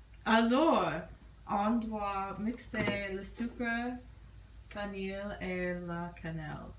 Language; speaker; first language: French; non-native, learner; English